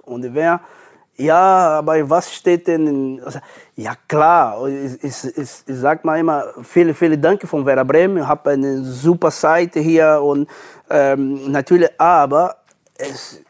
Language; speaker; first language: German; non-native, learner; Portuguese